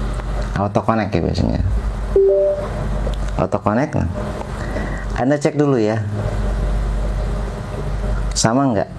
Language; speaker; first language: Indonesian; native; Indonesian